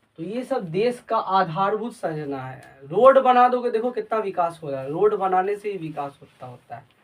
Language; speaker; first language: Hindi; native; Hindi